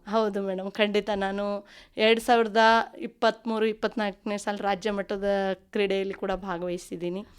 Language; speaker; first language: Kannada; non-native, local second language; Lambadi